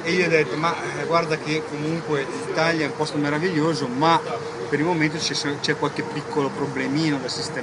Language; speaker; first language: Italian; native; Italian